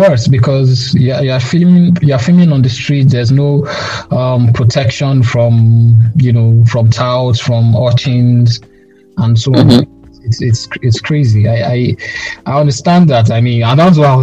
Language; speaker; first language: English; non-native, local second language; Yoruba